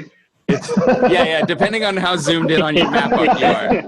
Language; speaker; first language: English; native; English